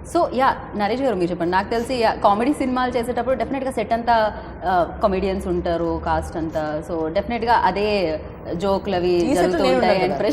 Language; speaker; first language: Telugu; native; Telugu